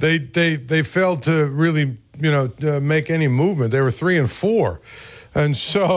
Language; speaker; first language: English; native; English